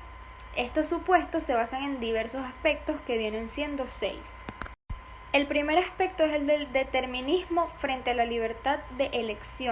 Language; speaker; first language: Spanish; native; Spanish